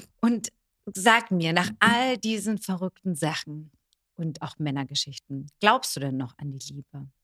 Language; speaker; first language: German; native; German